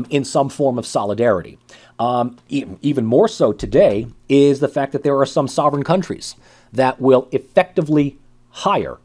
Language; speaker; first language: English; native; English